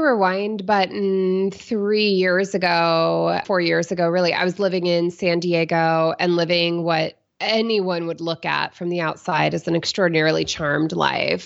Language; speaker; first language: English; native; English